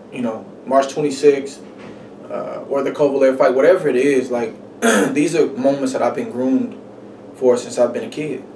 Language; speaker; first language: English; native; English